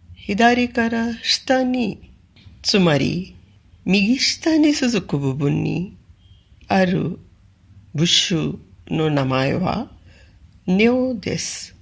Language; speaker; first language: Japanese; non-native, fluent; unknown